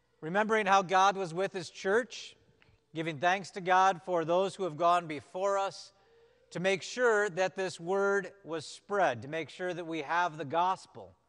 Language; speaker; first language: English; native; English